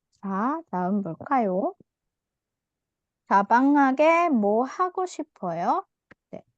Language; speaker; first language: Korean; non-native, fluent; Indonesian